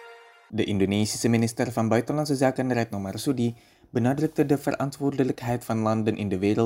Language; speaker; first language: Dutch; non-native, fluent; Indonesian